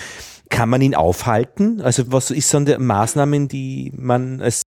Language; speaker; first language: German; native; German